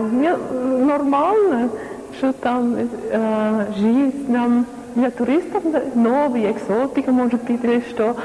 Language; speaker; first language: Russian; non-native, learner; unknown